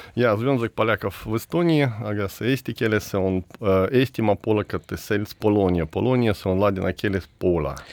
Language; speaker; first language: Estonian; non-native, learner; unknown